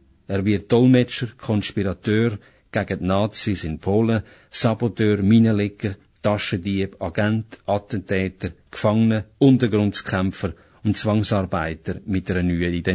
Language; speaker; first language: German; native; German